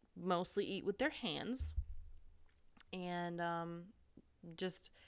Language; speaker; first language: English; non-native, fluent; German